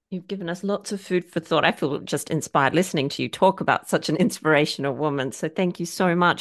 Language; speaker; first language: English; native; English